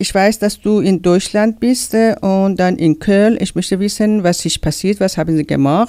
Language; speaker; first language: German; non-native, learner; Persian